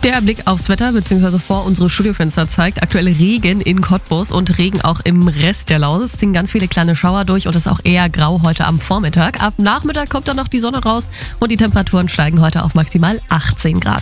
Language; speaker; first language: German; native; German